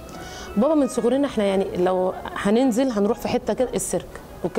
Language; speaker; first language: Arabic; native; Arabic